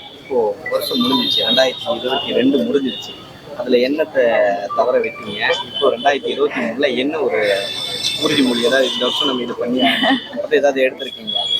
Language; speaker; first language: Tamil; native; Tamil